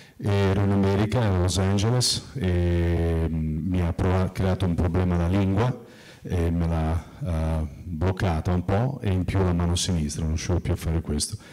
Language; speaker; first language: Italian; early bilingual, heritage; Italian